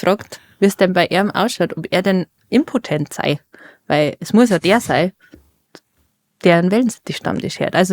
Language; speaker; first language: German; native; German